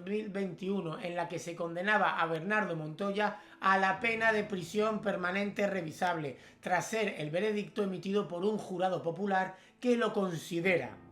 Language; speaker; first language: Spanish; native; Spanish